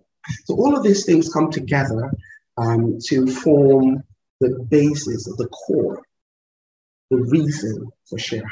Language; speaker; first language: English; non-native, local second language; Yoruba